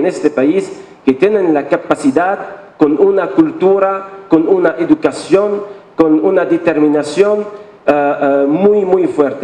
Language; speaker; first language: Spanish; non-native, fluent; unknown